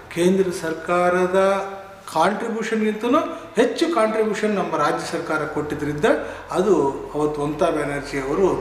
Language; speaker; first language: Kannada; native; Kannada